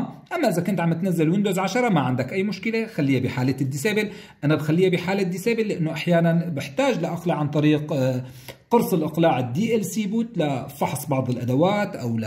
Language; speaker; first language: Arabic; native; Arabic